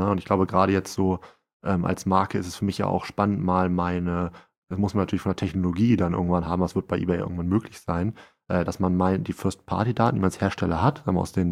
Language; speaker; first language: German; native; German